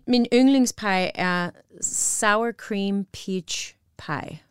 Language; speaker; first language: Danish; non-native, learner; English